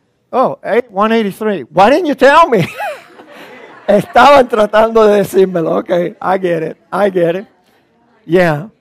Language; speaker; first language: English; non-native, fluent; Spanish